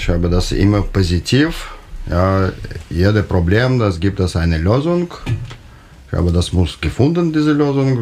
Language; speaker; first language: German; non-native, learner; Russian